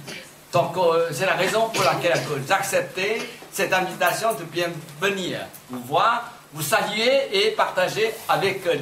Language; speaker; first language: French; non-native, fluent; Chinese